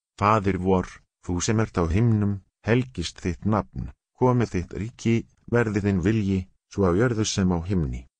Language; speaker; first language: Icelandic; non-native, learner; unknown